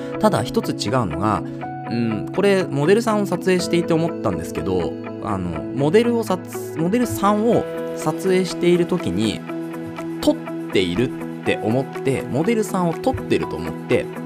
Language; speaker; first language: Japanese; native; Japanese